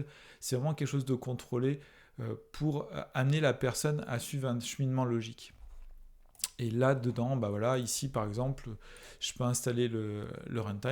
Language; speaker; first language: French; native; French